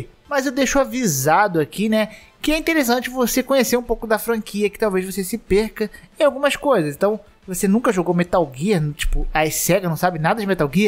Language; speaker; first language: Portuguese; native; Portuguese